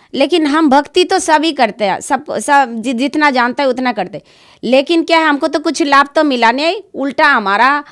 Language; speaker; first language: Hindi; non-native, local second language; Bangla